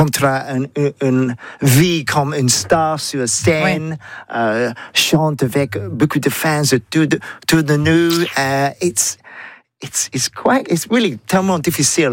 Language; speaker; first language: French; non-native, learner; English